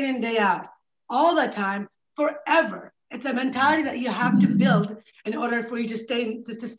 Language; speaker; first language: English; non-native, fluent; Arabic